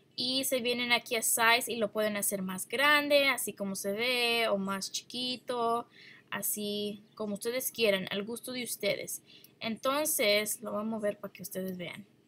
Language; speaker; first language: Spanish; early bilingual, heritage; Spanish